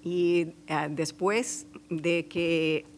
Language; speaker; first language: Spanish; non-native, fluent; English